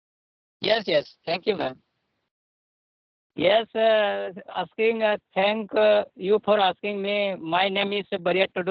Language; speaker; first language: English; non-native, learner; Santali